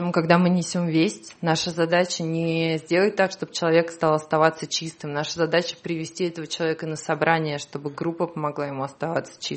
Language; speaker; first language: Russian; native; Russian